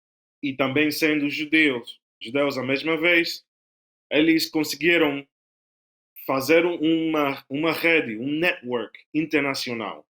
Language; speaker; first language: Portuguese; non-native, fluent; Spanish